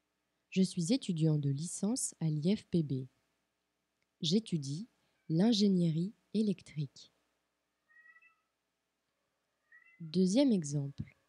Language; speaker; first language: French; non-native, fluent; Portuguese